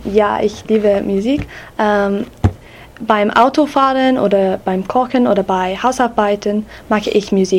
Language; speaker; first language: German; non-native, learner; English